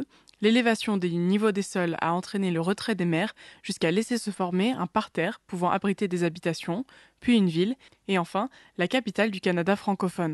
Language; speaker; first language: French; native; French